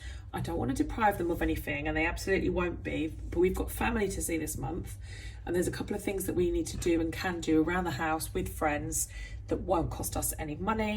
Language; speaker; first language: English; native; English